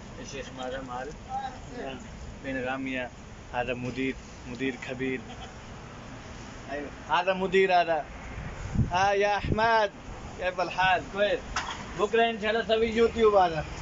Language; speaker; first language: Arabic; non-native, learner; Urdu